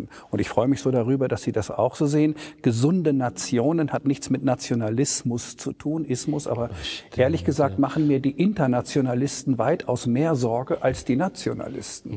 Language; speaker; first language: German; native; German